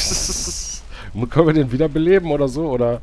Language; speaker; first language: German; native; German